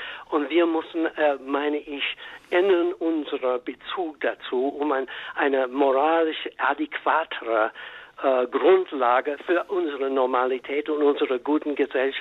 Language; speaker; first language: German; non-native, fluent; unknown